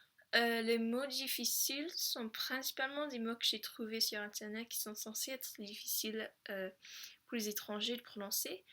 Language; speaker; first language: French; non-native, fluent; English